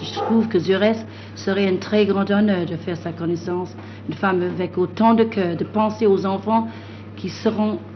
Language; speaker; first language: French; non-native, fluent; English